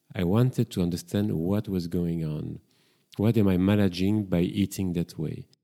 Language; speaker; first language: English; non-native, fluent; French